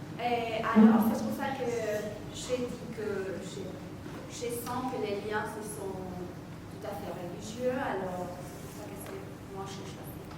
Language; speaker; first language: French; non-native, fluent; Spanish